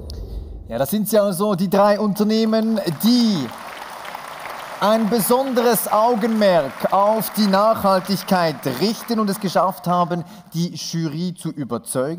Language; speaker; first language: German; native; German